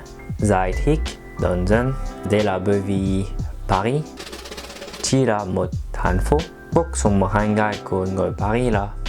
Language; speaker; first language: Vietnamese; non-native, learner; French